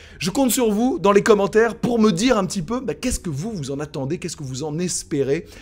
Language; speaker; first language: French; native; French